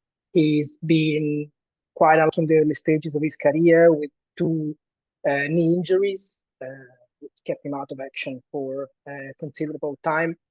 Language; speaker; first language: English; non-native, fluent; Italian